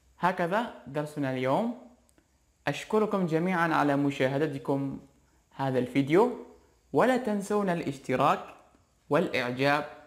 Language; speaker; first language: Arabic; non-native, learner; Indonesian